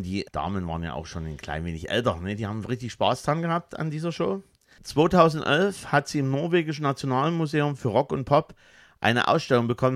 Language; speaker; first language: German; native; German